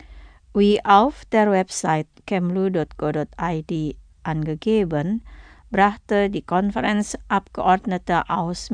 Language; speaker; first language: German; non-native, fluent; Indonesian